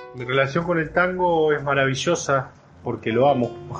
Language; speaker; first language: Spanish; native; Spanish